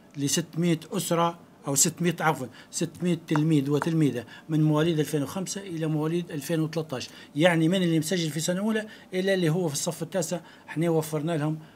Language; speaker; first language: Arabic; native; Arabic